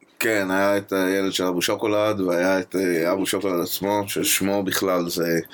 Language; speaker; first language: Hebrew; native; Hebrew